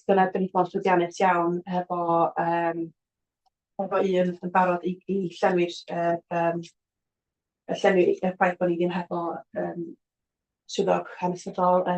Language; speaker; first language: Welsh; native; Welsh